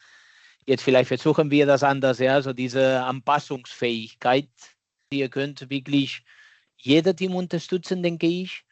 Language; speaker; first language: German; non-native, fluent; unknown